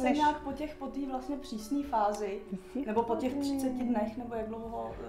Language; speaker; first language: Czech; native; Czech